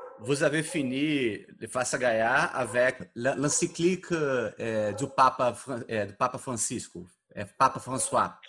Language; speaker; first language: French; non-native, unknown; Portuguese